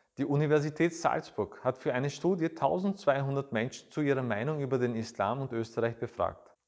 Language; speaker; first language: German; early bilingual, other home language; Turkish